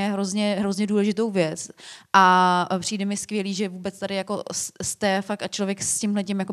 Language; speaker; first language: Czech; native; Czech